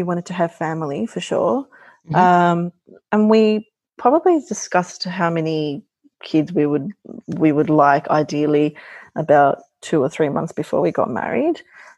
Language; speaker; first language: English; native; English